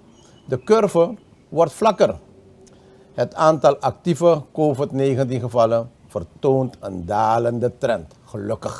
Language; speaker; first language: Dutch; native; Dutch